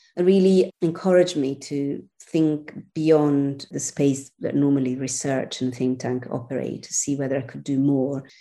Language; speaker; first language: English; non-native, fluent; Italian